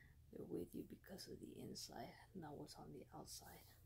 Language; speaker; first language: English; early bilingual, other home language; Spanish